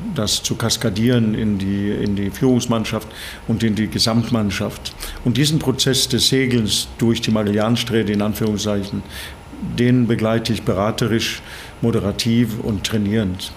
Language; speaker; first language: German; non-native, fluent; Norwegian